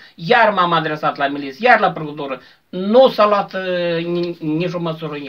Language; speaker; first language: Romanian; native; Romanian